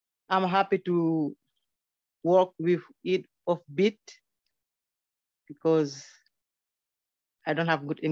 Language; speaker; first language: English; non-native, learner; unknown